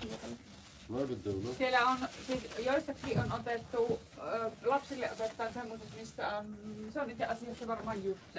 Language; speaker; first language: Finnish; native; Finnish